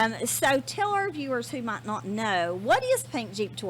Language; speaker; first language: English; native; English